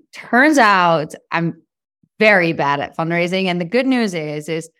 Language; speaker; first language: English; non-native, fluent; Dutch